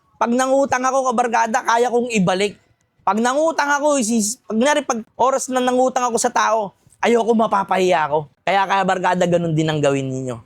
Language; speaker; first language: Filipino; native; Filipino